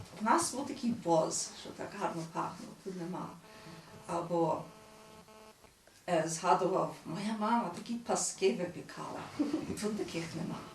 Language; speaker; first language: Ukrainian; early bilingual, heritage; Ukrainian